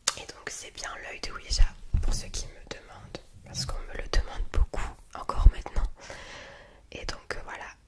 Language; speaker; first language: French; early bilingual, other home language; Polish